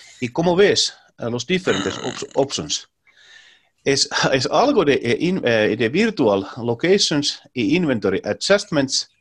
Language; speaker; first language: Spanish; non-native, learner; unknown